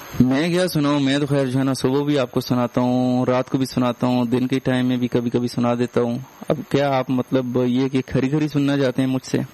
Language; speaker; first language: Urdu; non-native, local second language; Northern Hindko